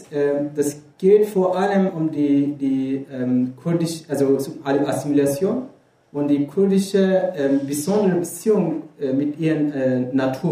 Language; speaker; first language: German; non-native, fluent; Kurdish